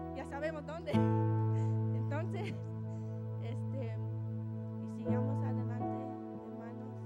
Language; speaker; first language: Spanish; non-native, fluent; English